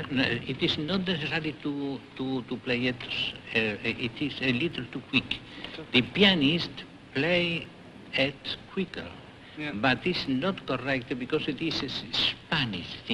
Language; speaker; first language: English; non-native, learner; Spanish